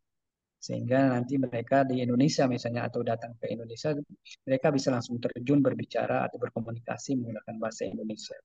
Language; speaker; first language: Indonesian; native; Indonesian